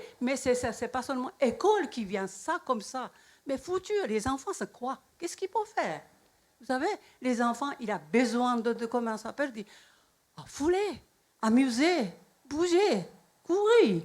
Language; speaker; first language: French; non-native, learner; Japanese